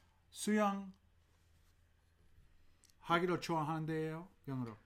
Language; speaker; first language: Korean; non-native, learner; English